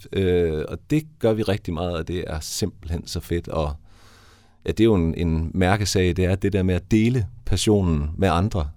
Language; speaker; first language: Danish; native; Danish